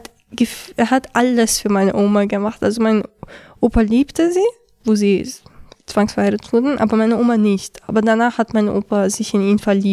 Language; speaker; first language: German; early bilingual, other home language; Chechen